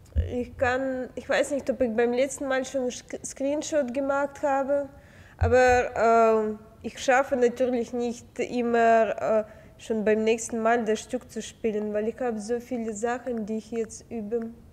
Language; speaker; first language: German; non-native, fluent; Belarusian